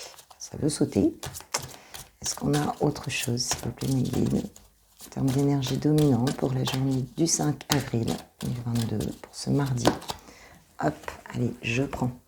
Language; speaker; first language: French; native; French